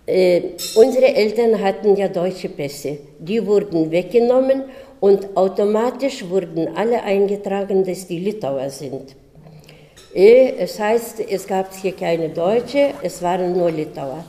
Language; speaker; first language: German; early bilingual, heritage; German